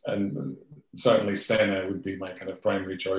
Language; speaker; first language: English; native; English